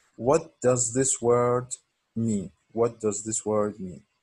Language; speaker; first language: English; non-native, fluent; Arabic